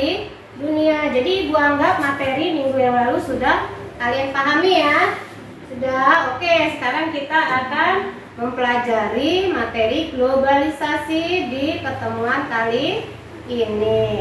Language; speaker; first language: Indonesian; native; Indonesian